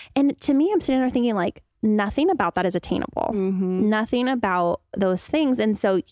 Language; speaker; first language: English; native; English